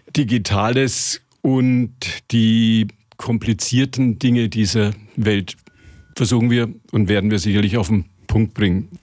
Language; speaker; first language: German; native; German